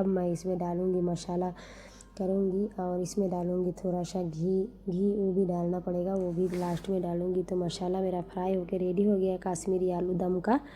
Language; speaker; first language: Hindi; non-native, local second language; Bangla